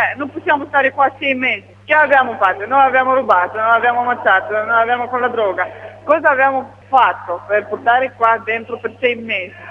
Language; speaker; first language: Italian; non-native, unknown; Romanian